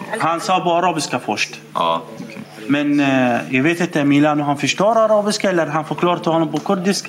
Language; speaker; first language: Swedish; non-native, fluent; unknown